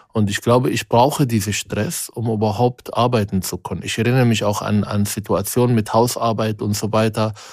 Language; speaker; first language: German; non-native, fluent; Arabic